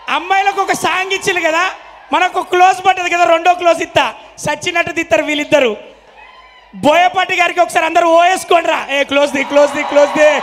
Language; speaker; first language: Telugu; native; Telugu